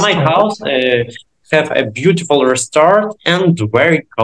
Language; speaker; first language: English; non-native, learner; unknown